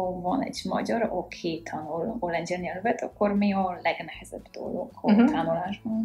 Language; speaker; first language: Hungarian; non-native, fluent; Polish